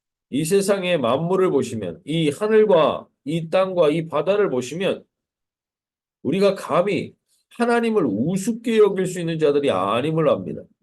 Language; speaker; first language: Korean; native; Korean